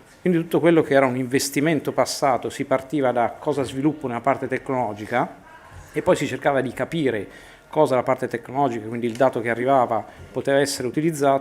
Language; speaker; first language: Italian; native; Italian